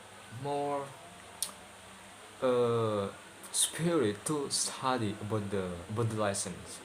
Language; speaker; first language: English; non-native, learner; Indonesian